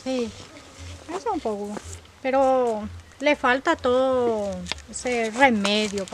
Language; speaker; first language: Spanish; non-native, local second language; Guarani